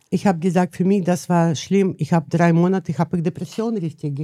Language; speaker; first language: German; non-native, learner; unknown